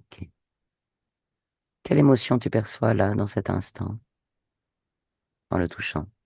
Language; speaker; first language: French; native; French